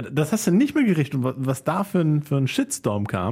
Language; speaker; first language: German; native; German